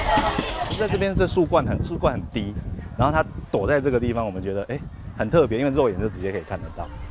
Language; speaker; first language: Chinese; native; Chinese